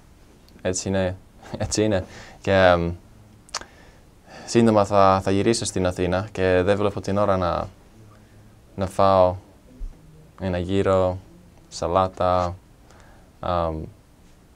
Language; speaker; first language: Greek; non-native, fluent; English